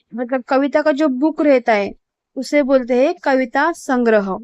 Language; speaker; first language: Hindi; non-native, local second language; Marathi